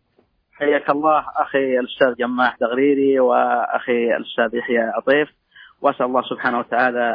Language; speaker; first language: Arabic; native; Arabic